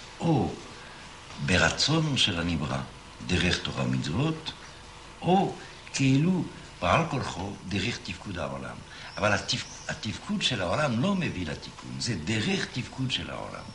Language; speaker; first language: Hebrew; non-native, fluent; French